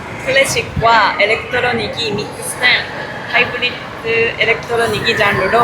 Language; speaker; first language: Korean; non-native, learner; Japanese